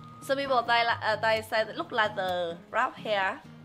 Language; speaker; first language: English; non-native, fluent; Vietnamese